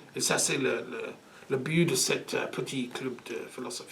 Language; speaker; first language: French; non-native, fluent; English